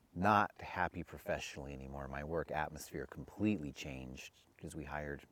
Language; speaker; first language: English; native; English